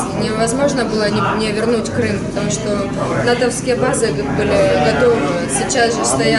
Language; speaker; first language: Russian; native; Russian